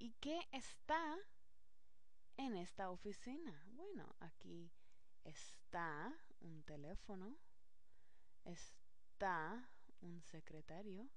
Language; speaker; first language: Spanish; non-native, fluent; English